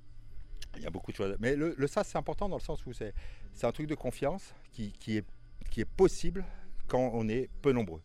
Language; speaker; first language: French; native; French